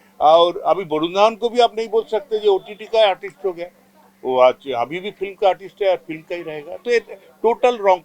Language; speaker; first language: Hindi; non-native, local second language; Bangla